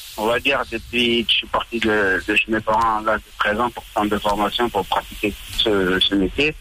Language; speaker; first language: French; early bilingual, other home language; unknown